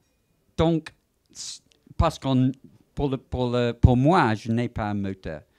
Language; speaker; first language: French; non-native, fluent; English